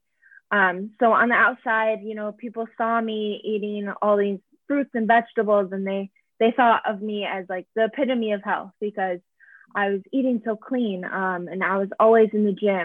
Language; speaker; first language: English; native; English